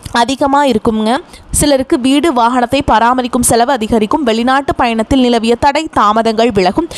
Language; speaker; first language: Tamil; native; Tamil